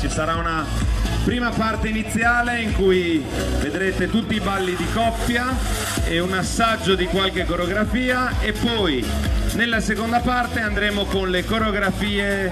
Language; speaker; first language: Italian; native; Italian